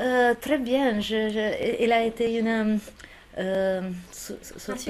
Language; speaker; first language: French; non-native, fluent; Italian